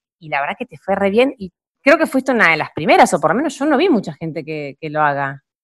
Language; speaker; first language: Spanish; native; Spanish